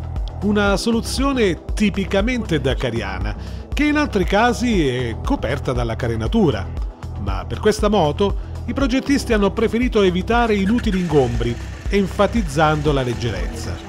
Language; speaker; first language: Italian; native; Italian